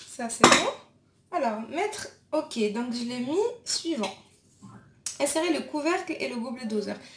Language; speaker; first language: French; non-native, local second language; Arabic